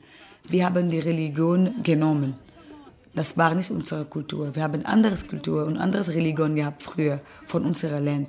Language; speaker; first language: German; non-native, learner; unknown